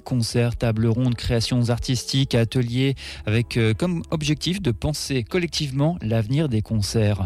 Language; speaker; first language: French; native; French